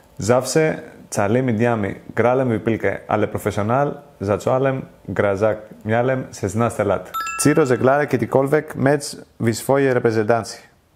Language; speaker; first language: Polish; non-native, learner; Greek